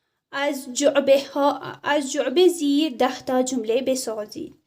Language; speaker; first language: Persian; non-native, fluent; Urdu